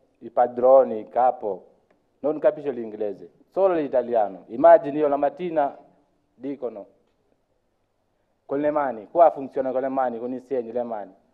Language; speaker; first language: Italian; non-native, learner; Luo (Kenya and Tanzania)